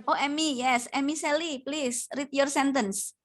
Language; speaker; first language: English; non-native, fluent; Indonesian